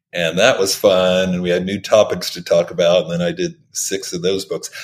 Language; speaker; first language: English; native; English